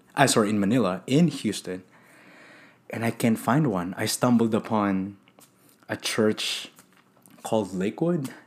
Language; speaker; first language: English; non-native, local second language; Filipino